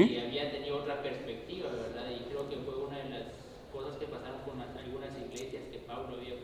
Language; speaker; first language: Spanish; native; Spanish